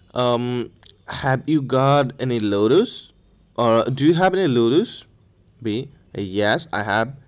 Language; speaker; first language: English; non-native, local second language; Bangla